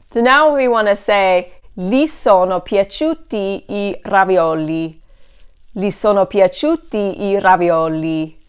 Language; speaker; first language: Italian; non-native, fluent; English